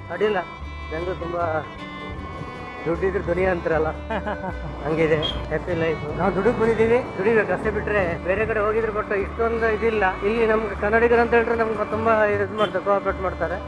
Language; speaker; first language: Kannada; native; Kannada